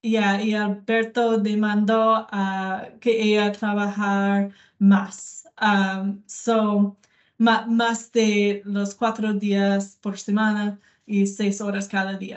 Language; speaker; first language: Spanish; non-native, fluent; English